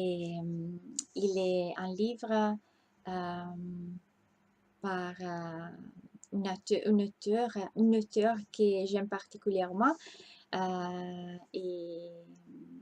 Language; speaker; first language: French; non-native, learner; Italian